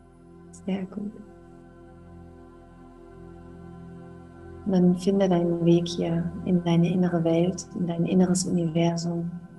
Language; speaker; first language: German; native; German